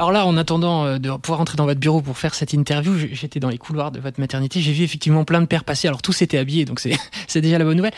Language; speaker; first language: French; native; French